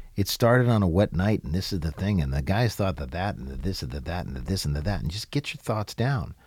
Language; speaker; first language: English; native; English